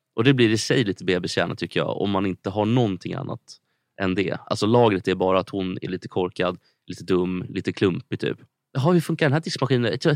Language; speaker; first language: Swedish; native; Swedish